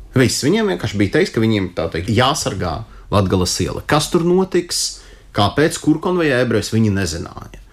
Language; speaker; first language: Latvian; non-native, local second language; Russian